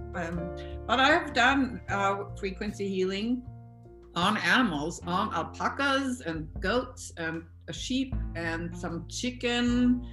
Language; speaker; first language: English; non-native, fluent; German